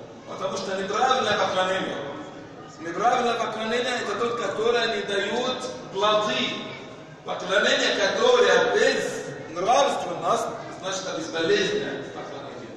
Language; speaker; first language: Russian; non-native, fluent; Arabic